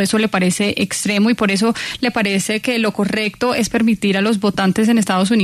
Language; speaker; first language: Spanish; native; Spanish